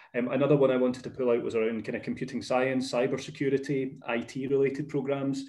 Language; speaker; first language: English; native; English